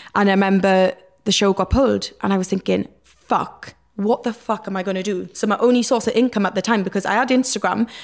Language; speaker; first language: English; native; English